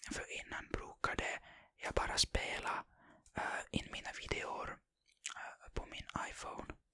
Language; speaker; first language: Swedish; non-native, learner; Finnish